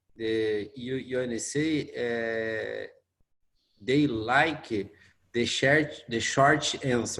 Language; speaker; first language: English; non-native, learner; Portuguese